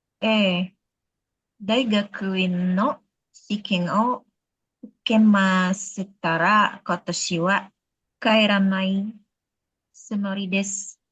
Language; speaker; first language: Japanese; non-native, learner; Indonesian